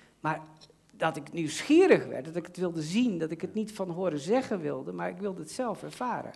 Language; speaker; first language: Dutch; native; Dutch